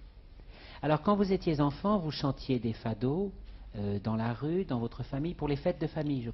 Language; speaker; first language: French; native; French